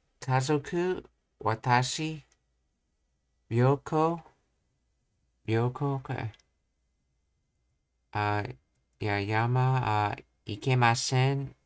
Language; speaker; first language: Japanese; non-native, learner; English